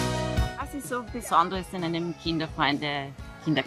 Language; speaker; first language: German; native; German